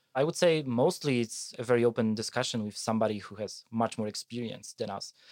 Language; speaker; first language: English; non-native, fluent; Polish